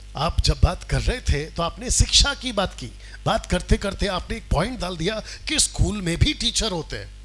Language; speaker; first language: Hindi; non-native, local second language; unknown